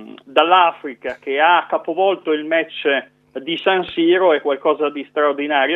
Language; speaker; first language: Italian; native; Italian